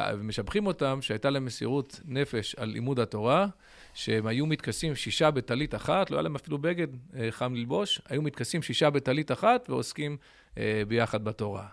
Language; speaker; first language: Hebrew; early bilingual, other home language; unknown